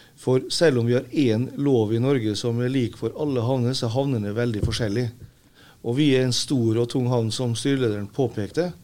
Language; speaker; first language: Norwegian; native; Norwegian